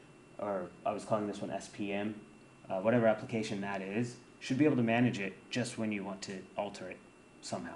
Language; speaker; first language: English; native; English